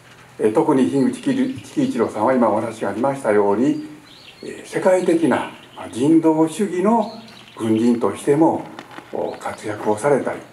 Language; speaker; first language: Japanese; native; Japanese